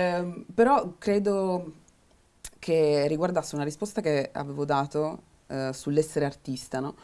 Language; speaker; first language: Italian; early bilingual, other home language; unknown